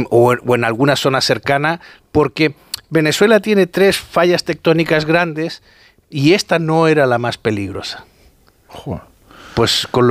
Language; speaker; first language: Spanish; native; Spanish